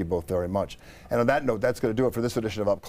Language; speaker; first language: English; native; English